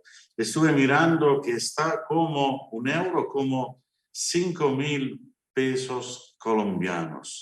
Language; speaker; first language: Spanish; non-native, fluent; Italian